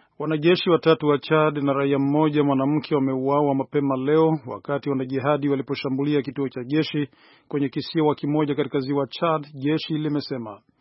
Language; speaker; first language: Swahili; non-native, local second language; Rundi